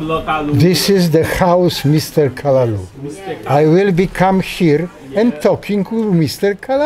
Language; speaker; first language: English; non-native, learner; Polish